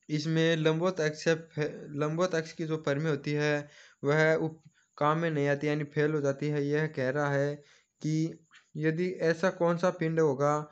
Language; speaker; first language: Hindi; native; Hindi